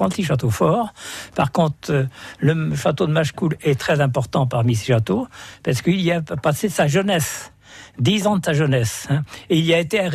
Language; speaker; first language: French; native; French